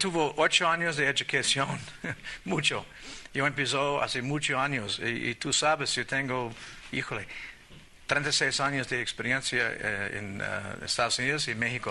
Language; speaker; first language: Spanish; non-native, learner; English